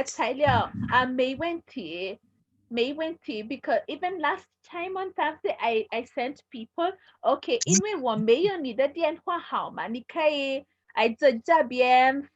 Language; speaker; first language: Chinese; non-native, fluent; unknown